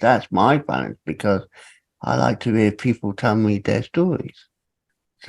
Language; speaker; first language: English; native; English